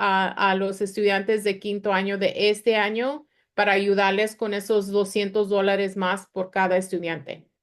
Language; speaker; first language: Spanish; early bilingual, other home language; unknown